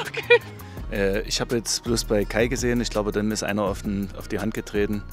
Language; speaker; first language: German; native; German